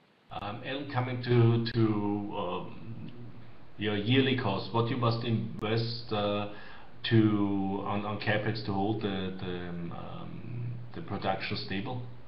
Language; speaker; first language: English; non-native, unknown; German